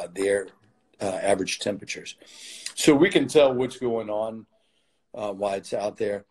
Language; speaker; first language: English; native; English